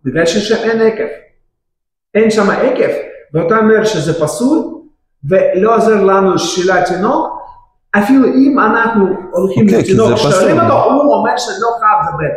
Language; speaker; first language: Hebrew; non-native, fluent; Russian